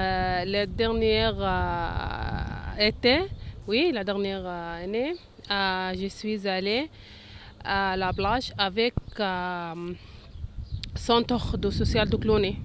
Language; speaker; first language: French; non-native, learner; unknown